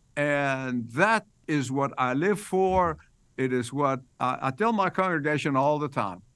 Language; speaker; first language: English; non-native, fluent; Arabic